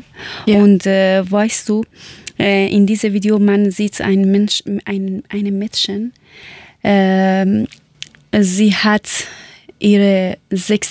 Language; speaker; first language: German; non-native, learner; Persian